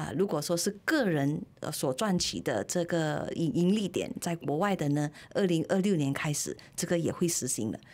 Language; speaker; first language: Chinese; native; Chinese